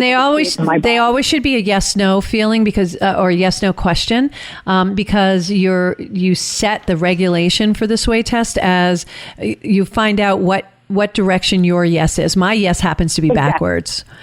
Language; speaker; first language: English; native; English